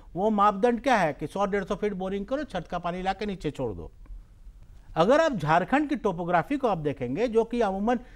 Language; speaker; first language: Hindi; native; Hindi